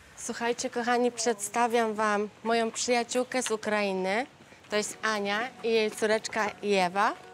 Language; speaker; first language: Polish; native; Polish